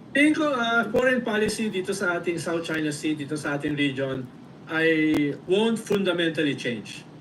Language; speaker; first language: Filipino; native; Filipino